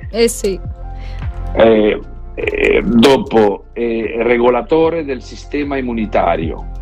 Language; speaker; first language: Italian; non-native, learner; Spanish